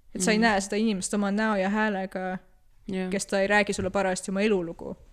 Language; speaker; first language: Estonian; non-native, local second language; Russian